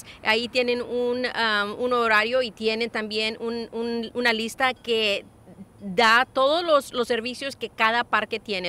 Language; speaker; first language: Spanish; early bilingual, heritage; Spanish